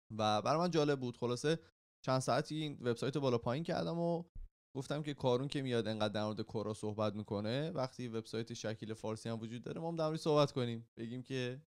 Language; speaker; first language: Persian; native; Persian